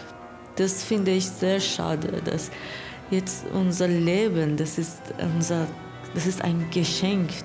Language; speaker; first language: German; non-native, learner; Persian